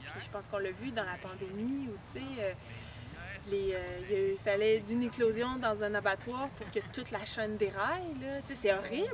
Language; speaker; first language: French; native; French